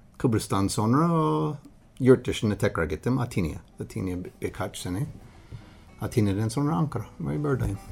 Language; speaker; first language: Turkish; non-native, learner; English